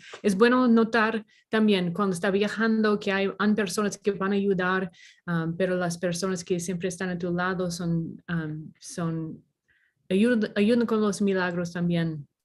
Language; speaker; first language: Spanish; non-native, learner; English